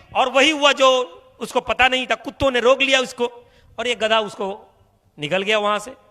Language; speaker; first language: Hindi; non-native, local second language; Bangla